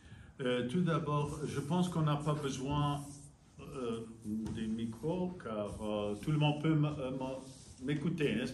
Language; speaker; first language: French; non-native, fluent; English